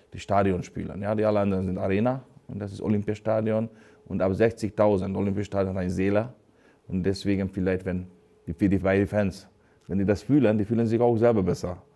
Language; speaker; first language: German; non-native, fluent; Hungarian